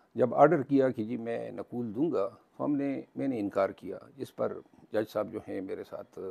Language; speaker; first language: Urdu; non-native, local second language; Pashto